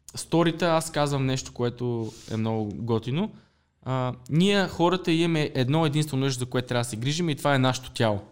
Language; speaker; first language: Bulgarian; native; Bulgarian